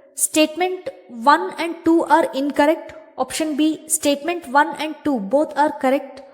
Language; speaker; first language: English; non-native, local second language; Kannada